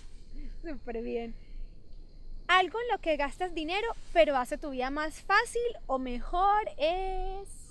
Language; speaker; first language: Spanish; native; Spanish